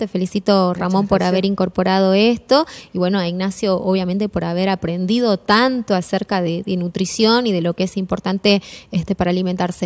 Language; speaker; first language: Spanish; native; Spanish